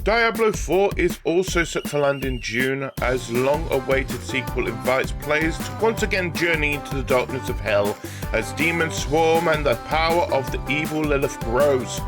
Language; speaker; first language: English; native; English